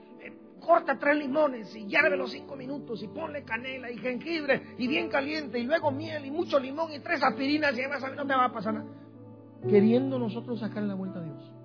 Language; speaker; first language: Spanish; native; Spanish